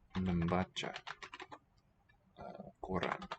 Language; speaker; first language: Indonesian; non-native, learner; English